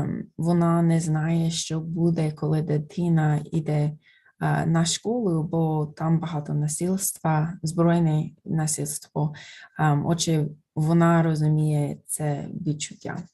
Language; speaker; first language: Ukrainian; non-native, fluent; English